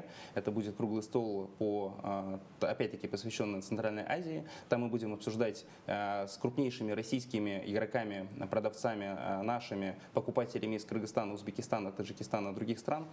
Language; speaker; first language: Russian; native; Russian